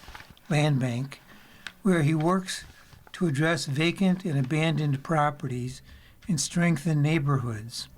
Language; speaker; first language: English; native; English